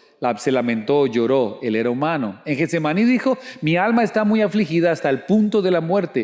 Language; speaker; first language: Spanish; native; Spanish